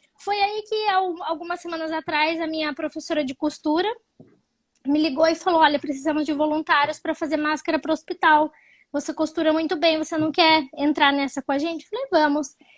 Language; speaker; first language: Portuguese; native; Portuguese